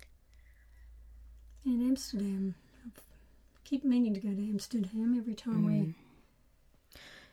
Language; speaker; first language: English; native; English